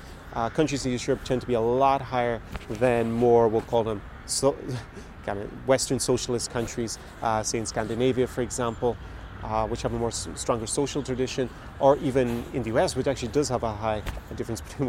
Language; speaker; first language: English; native; English